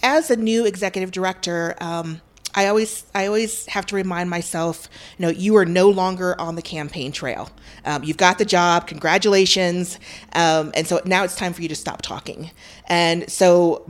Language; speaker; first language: English; native; English